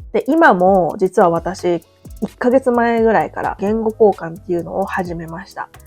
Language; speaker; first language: Japanese; native; Japanese